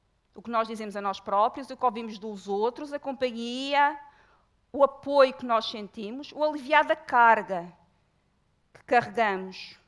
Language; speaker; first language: Portuguese; native; Portuguese